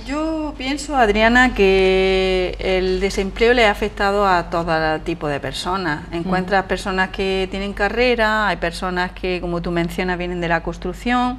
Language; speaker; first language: Spanish; native; Spanish